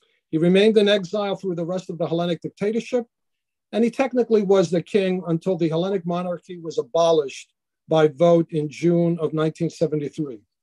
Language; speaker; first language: English; native; English